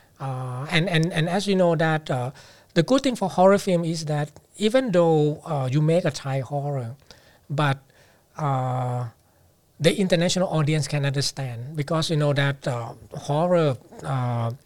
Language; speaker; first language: English; non-native, fluent; Thai